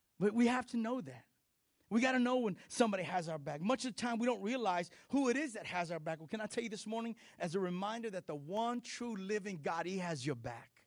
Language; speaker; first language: English; native; English